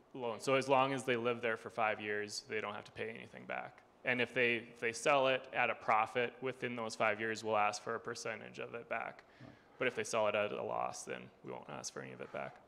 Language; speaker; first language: English; native; English